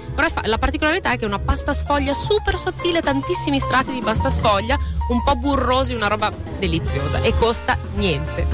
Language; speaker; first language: Italian; early bilingual, other home language; Albanian